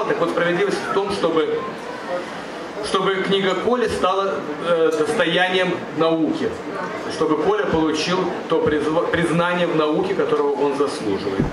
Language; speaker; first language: Russian; native; Russian